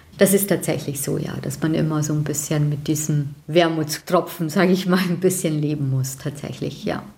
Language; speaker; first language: German; early bilingual, other home language; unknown